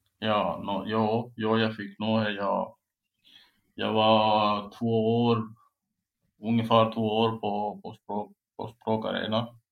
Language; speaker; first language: Swedish; non-native, learner; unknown